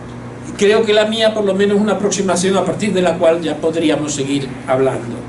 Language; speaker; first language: Spanish; native; Spanish